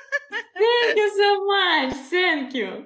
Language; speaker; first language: English; non-native, learner; Russian